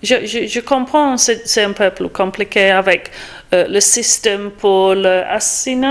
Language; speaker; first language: French; non-native, fluent; English